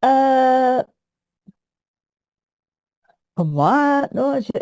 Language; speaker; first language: French; non-native, learner; English